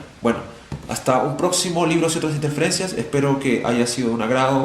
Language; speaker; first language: Spanish; native; Spanish